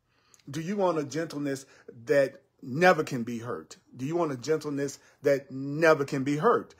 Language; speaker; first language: English; native; English